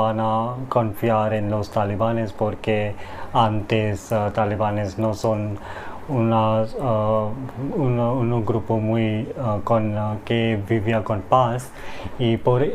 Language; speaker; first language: Spanish; non-native, learner; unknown